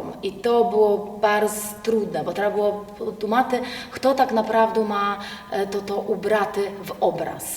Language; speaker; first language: Polish; non-native, local second language; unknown